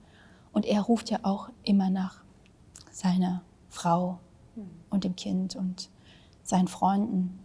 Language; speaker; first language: German; early bilingual, other home language; Vietnamese